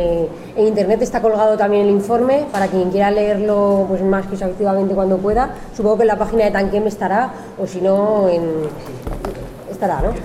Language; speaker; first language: Spanish; native; Spanish